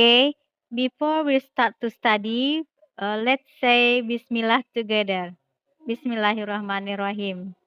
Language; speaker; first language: English; non-native, fluent; Indonesian